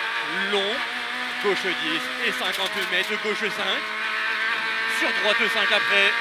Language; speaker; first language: French; native; French